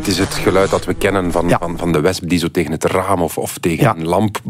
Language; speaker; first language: Dutch; native; Dutch